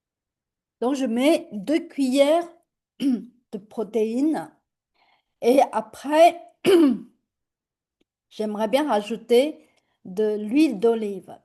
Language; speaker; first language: French; non-native, fluent; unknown